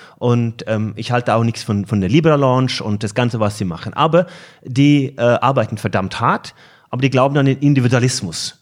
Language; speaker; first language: German; non-native, fluent; Norwegian